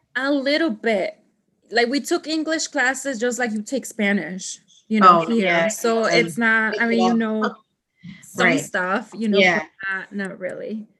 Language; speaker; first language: English; non-native, fluent; Spanish